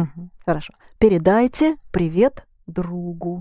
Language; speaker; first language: Russian; non-native, fluent; English